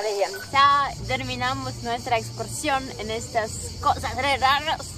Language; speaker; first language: Spanish; non-native, fluent; Ukrainian